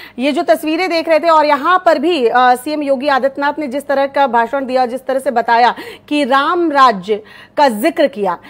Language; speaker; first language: Hindi; native; Hindi